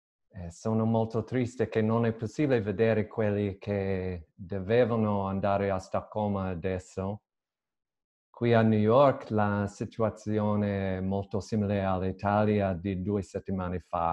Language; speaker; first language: Italian; non-native, learner; English